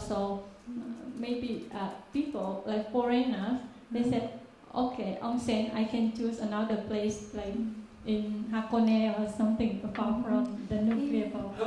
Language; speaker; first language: English; non-native, learner; Vietnamese